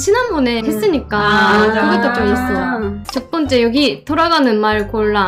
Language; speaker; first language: Korean; non-native, fluent; Japanese